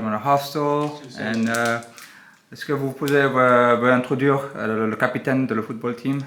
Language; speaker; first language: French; non-native, learner; English